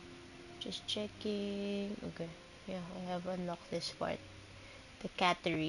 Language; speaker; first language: English; non-native, local second language; Filipino